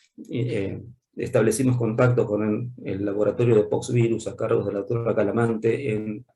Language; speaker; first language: Spanish; native; Spanish